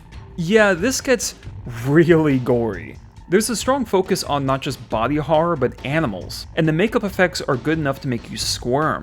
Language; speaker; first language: English; native; English